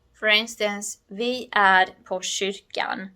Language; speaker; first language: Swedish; non-native, fluent; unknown